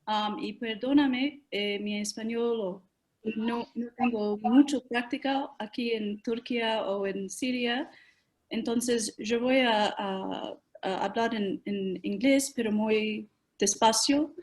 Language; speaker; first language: Spanish; non-native, learner; English